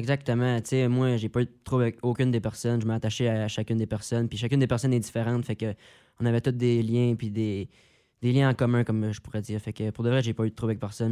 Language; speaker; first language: French; native; French